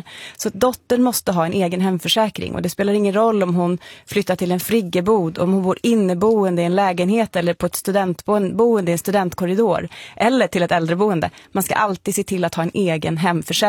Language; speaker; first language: Swedish; native; Swedish